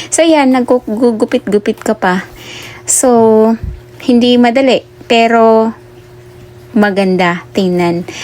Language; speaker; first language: Filipino; non-native, local second language; Cebuano